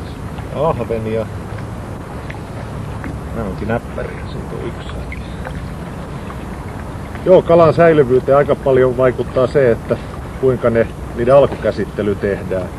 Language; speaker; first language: Finnish; native; Finnish